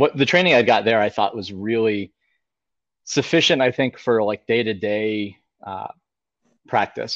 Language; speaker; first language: English; native; English